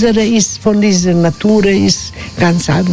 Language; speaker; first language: German; non-native, learner; Croatian